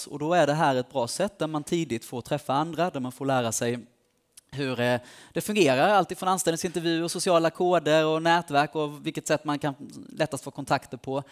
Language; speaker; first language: Swedish; native; Swedish